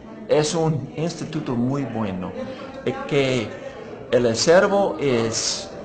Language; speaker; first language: Spanish; non-native, fluent; English